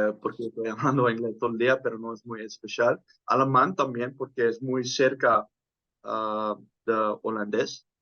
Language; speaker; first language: Spanish; non-native, fluent; Dutch